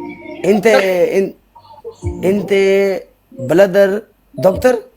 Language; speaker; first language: Arabic; non-native, learner; Punjabi